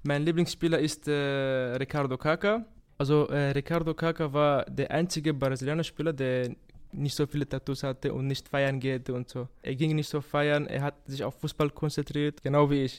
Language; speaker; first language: German; non-native, fluent; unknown